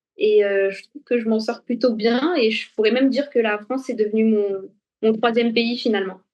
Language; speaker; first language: French; non-native, local second language; Arabic